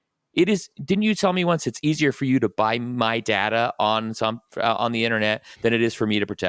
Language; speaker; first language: English; native; English